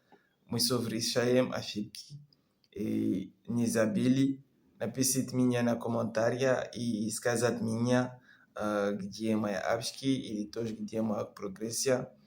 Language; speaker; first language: Russian; non-native, learner; French